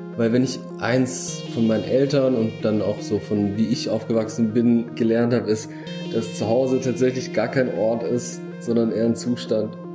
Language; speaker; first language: German; early bilingual, other home language; Bosnian